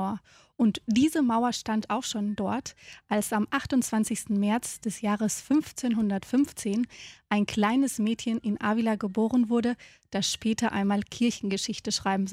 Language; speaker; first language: German; native; German